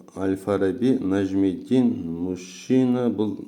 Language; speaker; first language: Russian; non-native, local second language; Kazakh